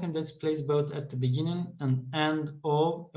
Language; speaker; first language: English; non-native, fluent; Turkish